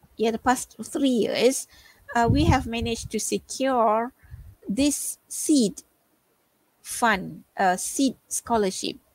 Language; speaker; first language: English; non-native, local second language; Malay